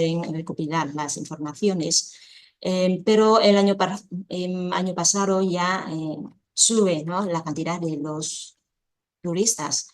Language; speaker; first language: Spanish; non-native, fluent; Vietnamese